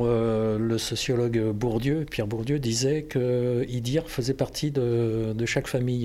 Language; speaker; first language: French; native; French